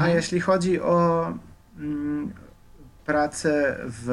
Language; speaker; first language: Polish; non-native, fluent; Slovenian